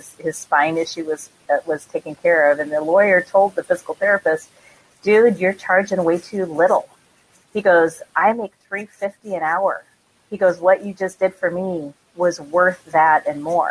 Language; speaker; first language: English; native; English